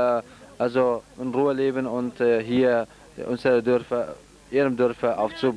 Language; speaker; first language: German; non-native, fluent; Central Kurdish